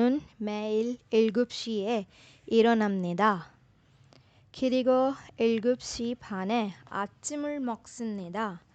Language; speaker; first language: Korean; non-native, fluent; Urdu